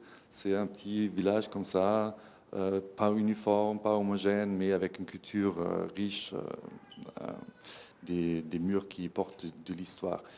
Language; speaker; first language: French; non-native, fluent; German